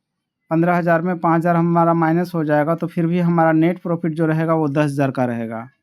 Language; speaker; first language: Hindi; native; Hindi